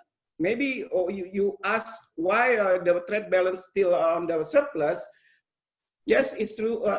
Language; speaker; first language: English; non-native, fluent; Indonesian